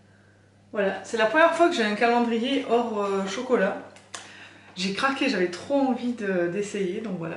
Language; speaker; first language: French; native; French